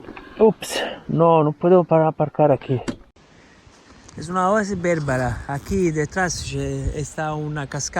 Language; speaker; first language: Spanish; non-native, fluent; Italian